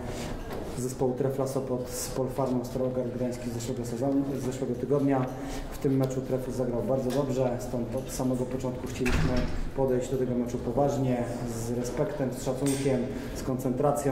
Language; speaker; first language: Polish; native; Polish